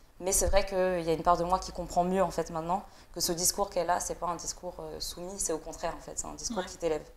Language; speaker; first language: French; early bilingual, other home language; Vietnamese